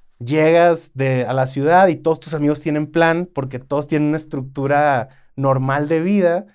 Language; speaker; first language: Spanish; native; Spanish